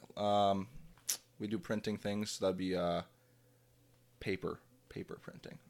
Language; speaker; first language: English; native; English